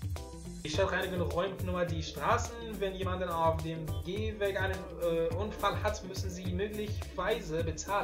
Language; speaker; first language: German; non-native, learner; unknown